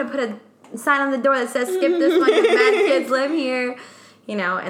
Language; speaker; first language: English; non-native, fluent; Spanish